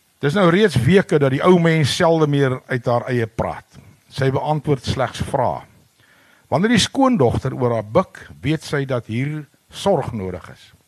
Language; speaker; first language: Afrikaans; native; Afrikaans